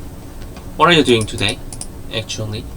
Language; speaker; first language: English; non-native, learner; Korean